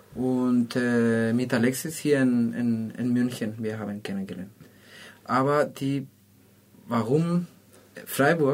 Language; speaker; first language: German; non-native, learner; Spanish